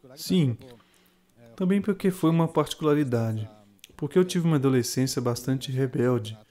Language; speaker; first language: Portuguese; non-native, fluent; Italian